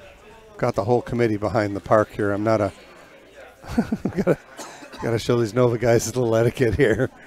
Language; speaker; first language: English; native; English